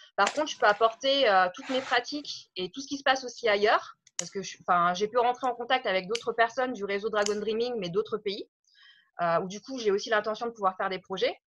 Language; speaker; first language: French; native; French